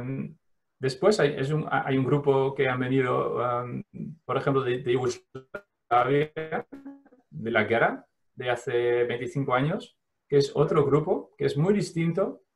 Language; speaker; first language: Spanish; non-native, fluent; Dutch